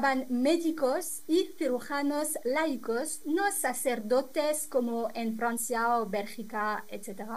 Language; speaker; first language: Spanish; non-native, fluent; French